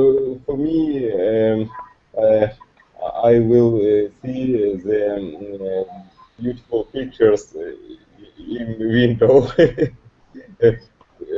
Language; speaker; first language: English; non-native, learner; Russian